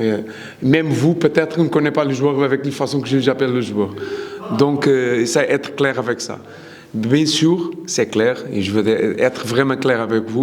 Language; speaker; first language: French; non-native, learner; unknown